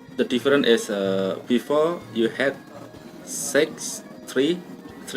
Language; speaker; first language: English; non-native, learner; Indonesian